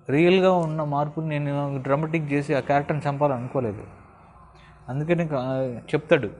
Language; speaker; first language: Telugu; native; Telugu